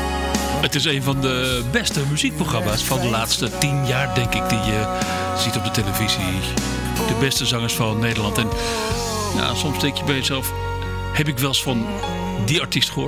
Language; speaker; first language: Dutch; native; Dutch